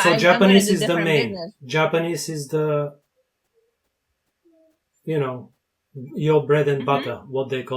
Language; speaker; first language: English; non-native, fluent; Bulgarian